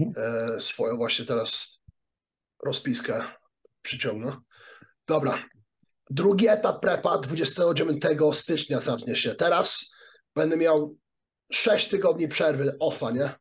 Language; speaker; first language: Polish; early bilingual, heritage; Polish